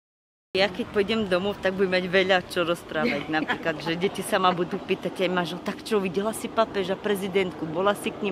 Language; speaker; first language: Slovak; non-native, local second language; Romany